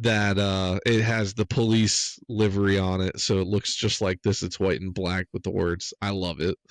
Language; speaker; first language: English; native; English